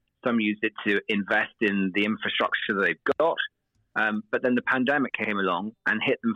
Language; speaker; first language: English; native; English